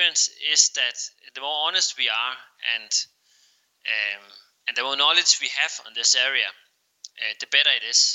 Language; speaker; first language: English; non-native, fluent; Danish